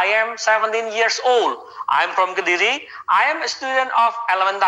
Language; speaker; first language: English; non-native, fluent; Indonesian